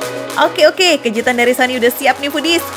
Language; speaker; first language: Indonesian; native; Indonesian